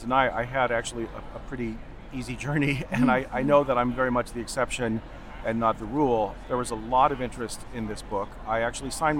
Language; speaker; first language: English; native; English